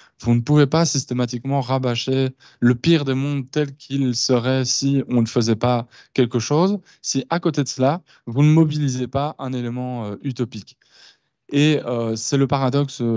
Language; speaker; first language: French; native; French